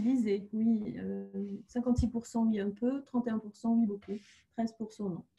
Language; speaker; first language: French; native; French